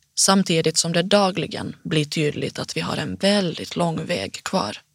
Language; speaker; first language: Swedish; native; Swedish